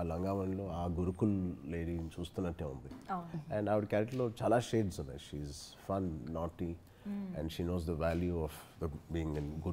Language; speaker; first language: Telugu; native; Telugu